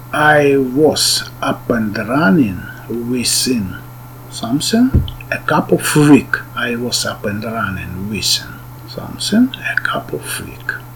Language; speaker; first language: English; non-native, learner; Russian